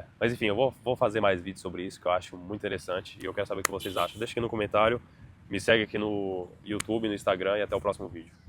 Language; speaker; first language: Portuguese; native; Portuguese